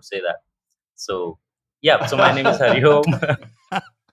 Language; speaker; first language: English; non-native, local second language; Hindi